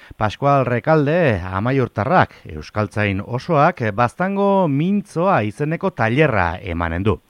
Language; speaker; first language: Basque; native; Basque